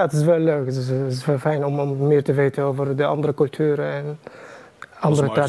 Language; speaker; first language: Dutch; non-native, learner; Arabic